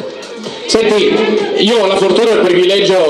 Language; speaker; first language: Italian; native; Italian